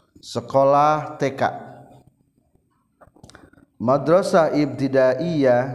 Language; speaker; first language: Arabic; non-native, fluent; Indonesian